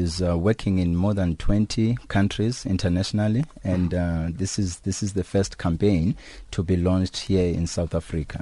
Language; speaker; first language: English; non-native, local second language; Xhosa